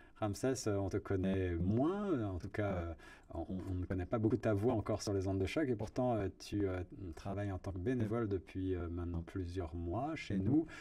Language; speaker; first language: French; native; French